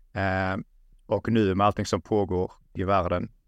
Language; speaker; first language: Swedish; early bilingual, other home language; Russian